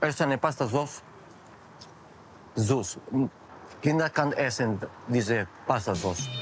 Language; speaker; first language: German; non-native, learner; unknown